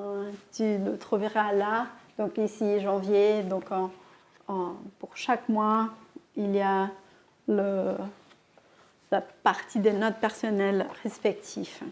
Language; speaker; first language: French; non-native, fluent; Portuguese